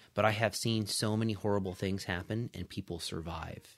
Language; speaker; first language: English; native; English